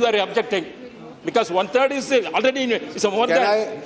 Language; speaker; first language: English; non-native, local second language; Tamil